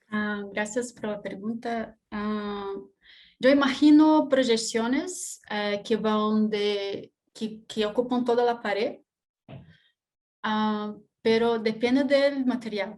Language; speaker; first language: Spanish; non-native, learner; Portuguese